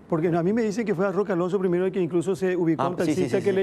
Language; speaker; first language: Spanish; native; Spanish